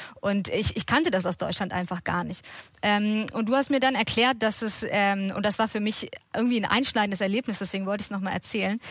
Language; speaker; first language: German; native; German